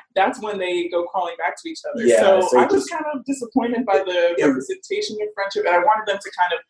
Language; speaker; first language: English; native; English